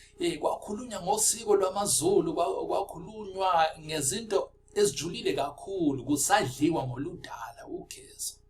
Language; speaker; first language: Zulu; non-native, local second language; Afrikaans